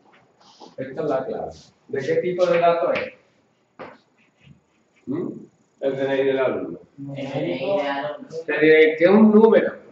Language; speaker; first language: Spanish; native; Spanish